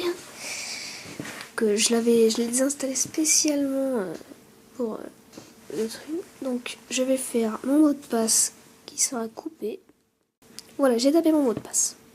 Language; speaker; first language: French; native; French